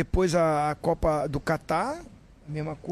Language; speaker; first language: Portuguese; native; Portuguese